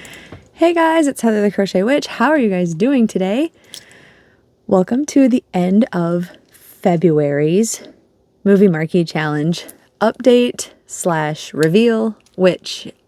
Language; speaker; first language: English; native; English